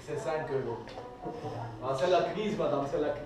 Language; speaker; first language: French; non-native, learner; Dutch